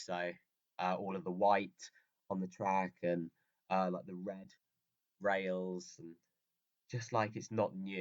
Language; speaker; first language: English; native; English